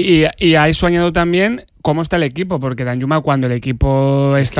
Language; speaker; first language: Spanish; native; Spanish